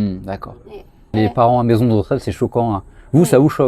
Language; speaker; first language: French; native; French